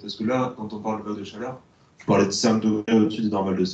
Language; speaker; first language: French; native; French